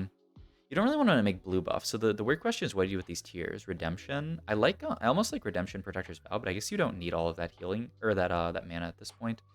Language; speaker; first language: English; native; English